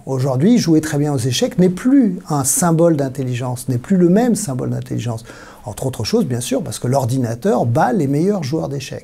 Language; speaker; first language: French; native; French